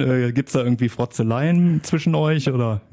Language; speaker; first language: German; native; German